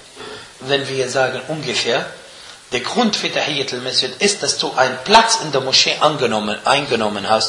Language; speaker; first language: German; non-native, fluent; Arabic